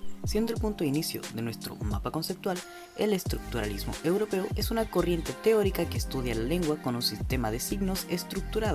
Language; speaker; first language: Spanish; native; Spanish